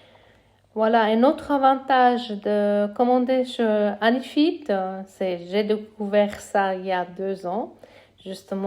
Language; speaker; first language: French; non-native, fluent; Italian